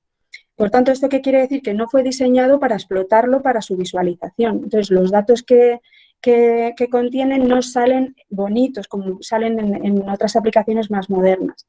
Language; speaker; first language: Spanish; native; Spanish